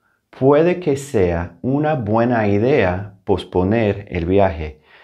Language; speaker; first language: Spanish; non-native, fluent; English